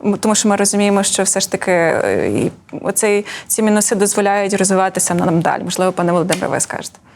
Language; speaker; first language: Ukrainian; native; Ukrainian